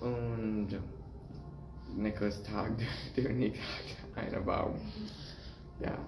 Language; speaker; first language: German; non-native, learner; English